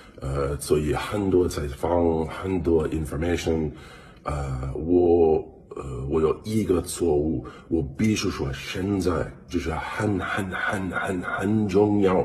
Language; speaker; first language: Chinese; non-native, learner; English